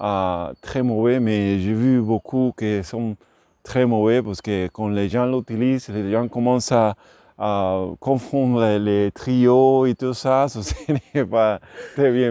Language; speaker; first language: French; non-native, learner; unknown